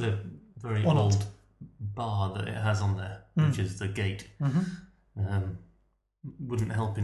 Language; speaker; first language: English; native; English